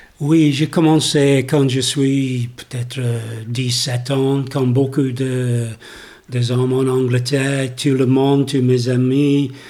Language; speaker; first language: French; non-native, learner; English